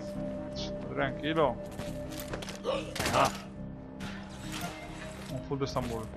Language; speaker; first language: Spanish; native; Spanish